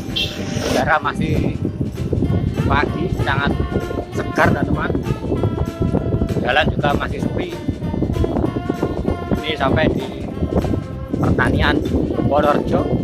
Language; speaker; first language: Indonesian; non-native, local second language; Javanese